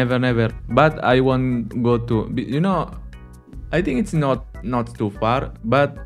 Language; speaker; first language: English; non-native, learner; Indonesian